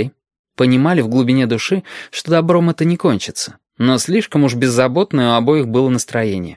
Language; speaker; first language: Russian; native; Russian